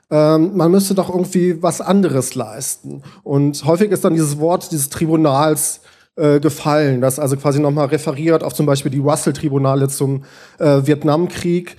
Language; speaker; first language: German; native; German